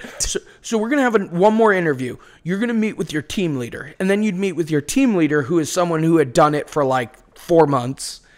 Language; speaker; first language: English; native; English